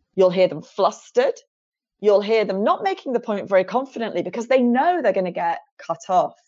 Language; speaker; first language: English; native; English